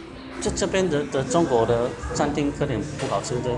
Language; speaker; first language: Chinese; non-native, learner; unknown